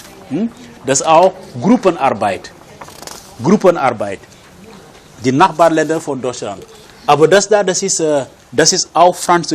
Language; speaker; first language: German; non-native, fluent; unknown